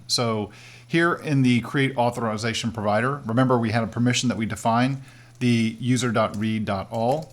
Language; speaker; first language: English; native; English